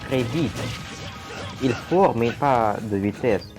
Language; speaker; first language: French; non-native, learner; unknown